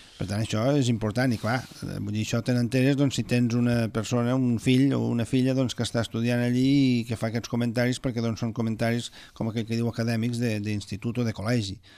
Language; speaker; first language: Catalan; native; Catalan